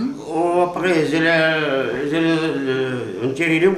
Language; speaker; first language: French; non-native, learner; Arabic